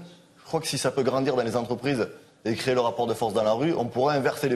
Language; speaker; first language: French; native; French